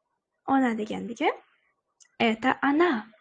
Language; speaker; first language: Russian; non-native, local second language; Uzbek